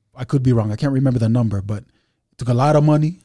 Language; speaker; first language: English; early bilingual, other home language; Hindi